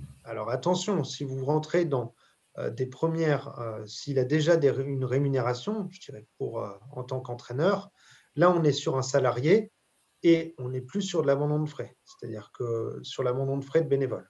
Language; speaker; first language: French; native; French